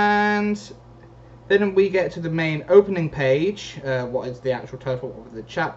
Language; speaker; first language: English; native; English